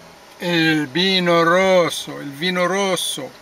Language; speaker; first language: Italian; non-native, learner; French